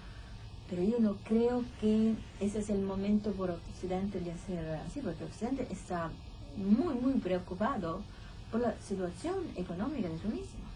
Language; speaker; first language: Spanish; non-native, fluent; Italian